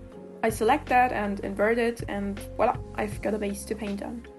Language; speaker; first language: English; non-native, fluent; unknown